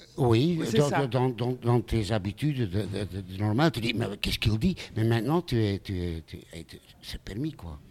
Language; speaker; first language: French; non-native, local second language; Dutch